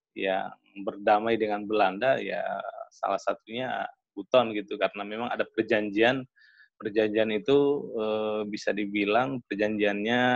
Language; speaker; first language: Indonesian; native; Indonesian